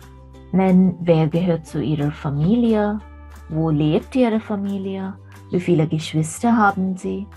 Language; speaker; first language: German; non-native, fluent; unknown